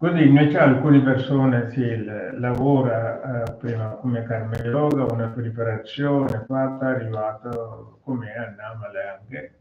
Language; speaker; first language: Italian; non-native, learner; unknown